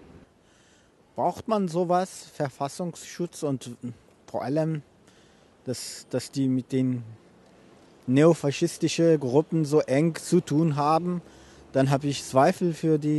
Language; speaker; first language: German; non-native, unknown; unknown